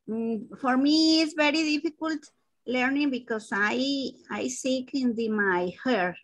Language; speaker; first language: English; non-native, learner; Spanish